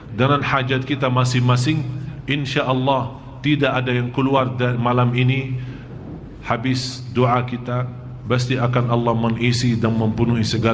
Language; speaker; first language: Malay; non-native, fluent; Arabic